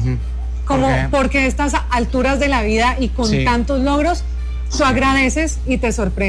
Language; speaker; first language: Spanish; native; Spanish